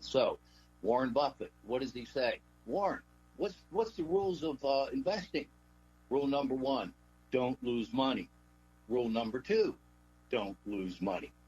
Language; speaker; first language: English; native; English